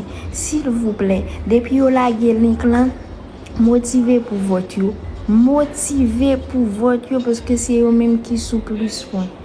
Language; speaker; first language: French; non-native, learner; Haitian Creole